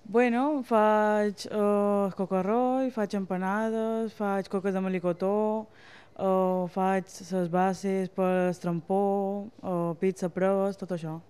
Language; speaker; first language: Catalan; non-native, fluent; Spanish